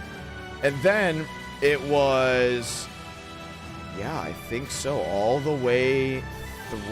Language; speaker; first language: English; native; English